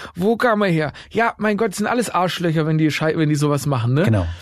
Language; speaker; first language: German; native; German